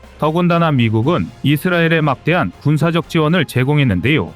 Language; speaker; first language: Korean; native; Korean